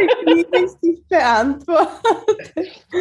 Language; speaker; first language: German; early bilingual, heritage; Spanish